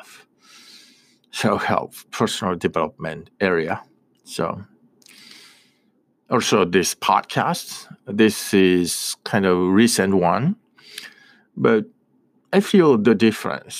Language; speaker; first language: English; non-native, fluent; Japanese